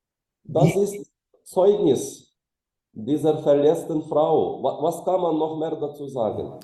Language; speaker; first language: German; non-native, fluent; Ukrainian